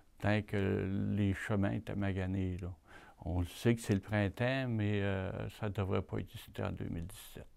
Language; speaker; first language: French; native; French